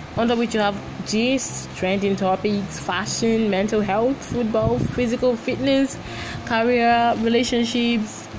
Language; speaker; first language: English; non-native, local second language; Igbo